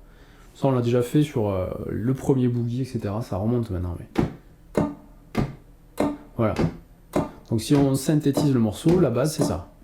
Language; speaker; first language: French; native; French